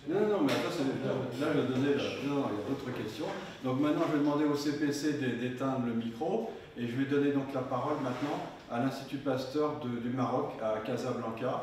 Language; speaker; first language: French; native; French